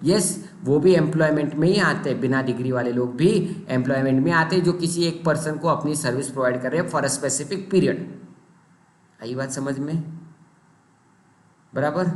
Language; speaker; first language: Hindi; non-native, local second language; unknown